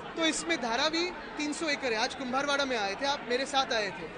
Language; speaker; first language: Hindi; non-native, local second language; Marathi